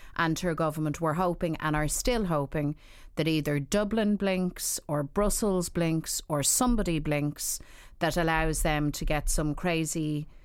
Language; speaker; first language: English; native; English